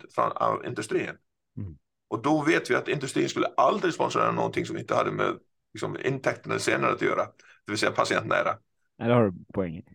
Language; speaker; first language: Swedish; non-native, fluent; Icelandic